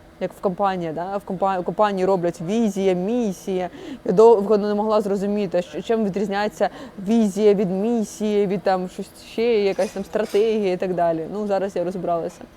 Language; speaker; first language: Ukrainian; non-native, local second language; Russian